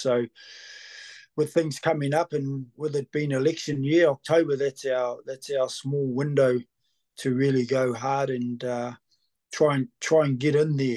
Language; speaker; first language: English; native; English